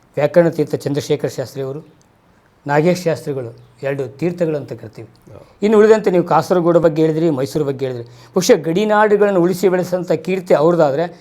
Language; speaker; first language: Kannada; native; Kannada